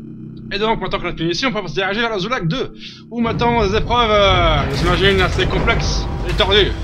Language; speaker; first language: French; native; French